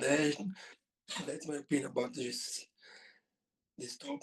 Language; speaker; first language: English; non-native, learner; Portuguese